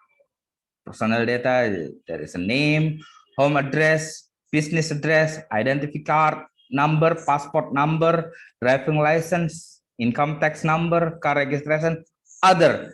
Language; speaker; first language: English; non-native, fluent; Indonesian